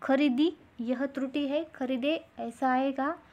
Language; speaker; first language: Hindi; non-native, local second language; Marathi